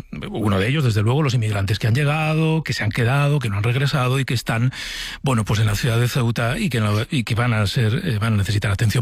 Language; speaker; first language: Spanish; native; Spanish